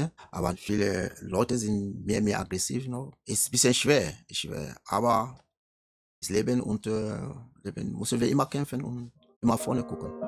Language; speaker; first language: German; non-native, learner; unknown